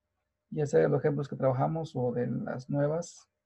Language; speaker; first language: Spanish; native; Spanish